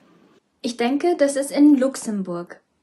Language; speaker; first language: German; non-native, learner; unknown